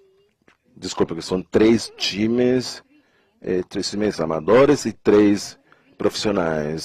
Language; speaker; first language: Portuguese; non-native, fluent; Spanish